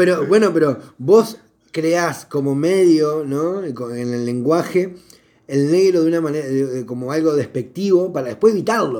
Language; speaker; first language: Spanish; native; Spanish